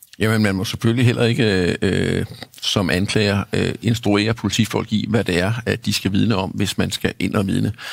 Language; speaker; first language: Danish; native; Danish